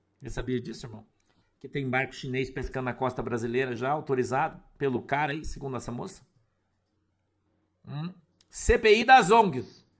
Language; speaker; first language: Portuguese; native; Portuguese